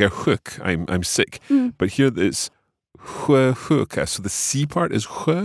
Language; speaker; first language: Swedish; non-native, learner; English